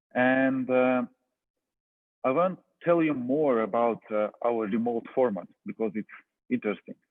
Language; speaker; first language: English; non-native, fluent; Russian